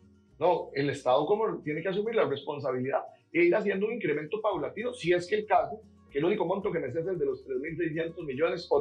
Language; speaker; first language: Spanish; native; Spanish